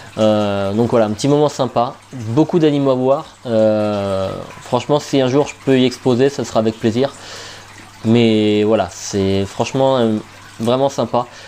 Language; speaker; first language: French; native; French